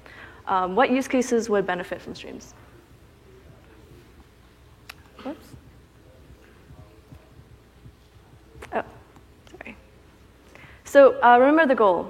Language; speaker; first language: English; native; English